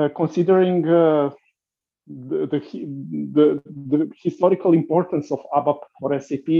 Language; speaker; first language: English; non-native, fluent; Serbian